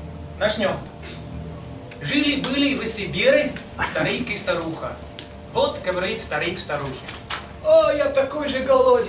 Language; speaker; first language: Russian; non-native, fluent; English